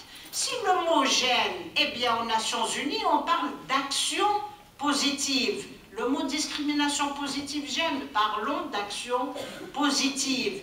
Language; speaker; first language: French; non-native, local second language; Kabyle